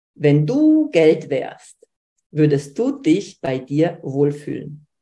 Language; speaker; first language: German; early bilingual, other home language; Polish